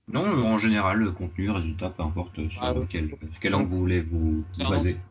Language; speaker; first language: French; native; French